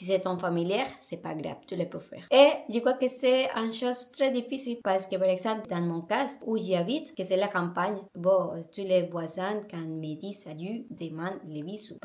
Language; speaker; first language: French; non-native, learner; Spanish